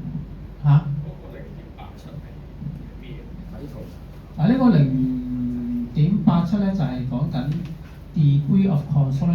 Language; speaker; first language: Cantonese; native; Cantonese